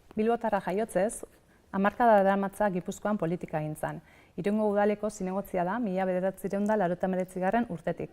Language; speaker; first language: Basque; native; Basque